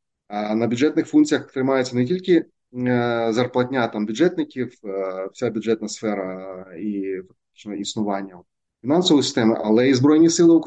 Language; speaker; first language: Ukrainian; native; Ukrainian